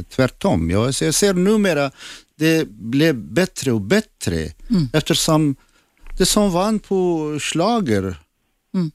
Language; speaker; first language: Swedish; non-native, fluent; Assyrian Neo-Aramaic